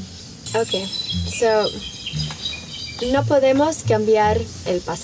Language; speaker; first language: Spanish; early bilingual, heritage; Spanish